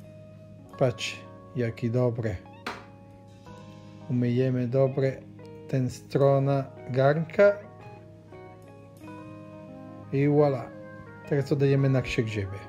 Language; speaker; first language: Polish; non-native, learner; Italian